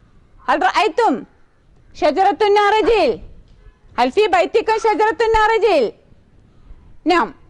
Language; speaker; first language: Arabic; non-native, fluent; Malayalam